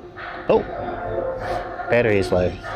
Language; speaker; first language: English; native; English